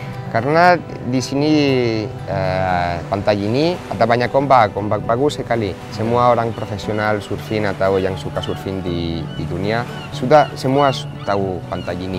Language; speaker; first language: Indonesian; non-native, fluent; Spanish